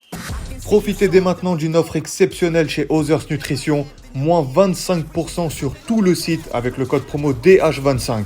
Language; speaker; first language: French; native; French